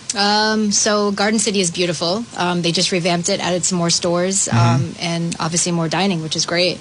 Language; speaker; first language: English; native; English